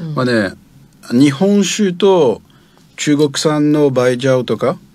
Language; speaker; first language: Japanese; non-native, fluent; French